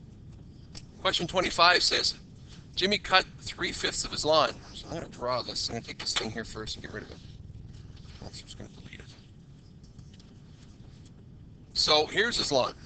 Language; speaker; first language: English; native; English